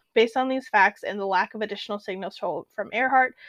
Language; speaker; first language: English; native; English